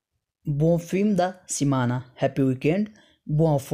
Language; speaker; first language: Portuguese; non-native, learner; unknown